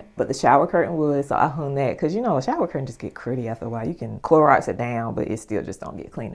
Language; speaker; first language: English; native; English